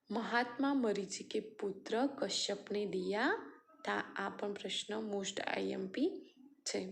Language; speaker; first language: Hindi; non-native, local second language; Gujarati